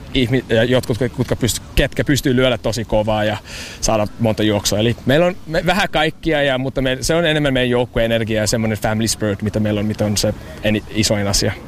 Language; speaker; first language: Finnish; non-native, learner; English